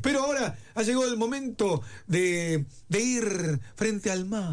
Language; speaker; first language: Spanish; native; Spanish